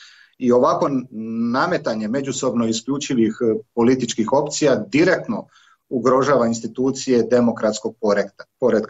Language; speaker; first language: Serbian; native; Serbian